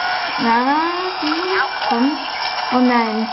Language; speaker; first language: German; native; German